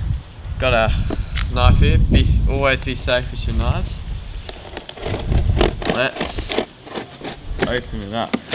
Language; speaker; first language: English; native; English